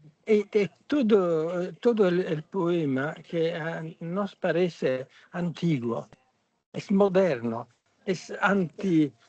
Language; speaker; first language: Spanish; non-native, fluent; Italian